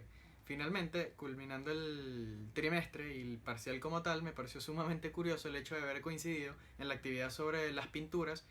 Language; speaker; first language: Spanish; native; Spanish